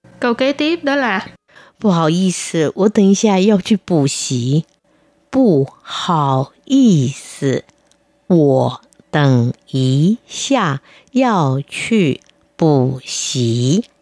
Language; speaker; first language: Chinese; non-native, fluent; Vietnamese